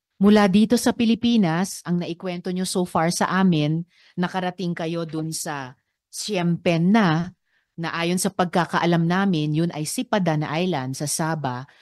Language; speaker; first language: Filipino; native; Filipino